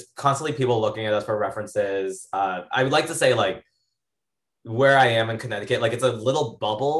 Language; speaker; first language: English; native; English